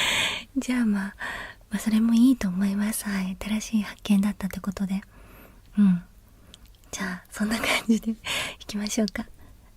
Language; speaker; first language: Japanese; native; Japanese